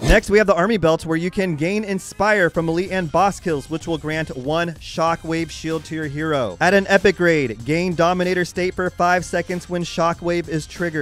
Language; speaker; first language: English; native; English